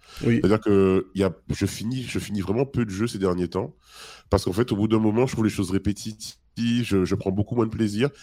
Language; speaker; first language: French; native; French